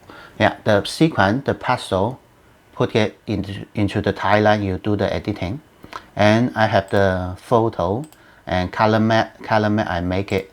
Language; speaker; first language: English; non-native, learner; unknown